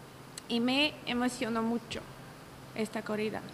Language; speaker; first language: Spanish; non-native, learner; Russian